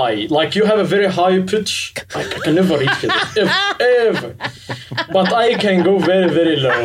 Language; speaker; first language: English; non-native, fluent; Arabic